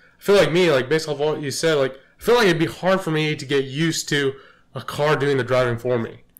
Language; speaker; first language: English; native; English